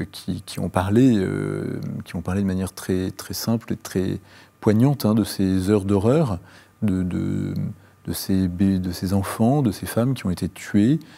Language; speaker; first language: French; native; French